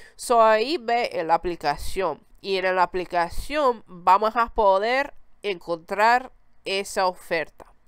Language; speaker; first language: Spanish; early bilingual, heritage; Spanish